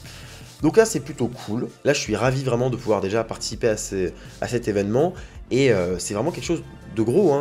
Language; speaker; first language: French; native; French